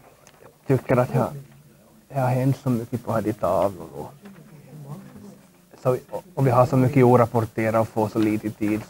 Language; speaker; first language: Swedish; native; Swedish